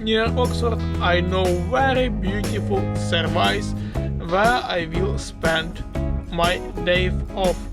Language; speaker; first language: English; non-native, learner; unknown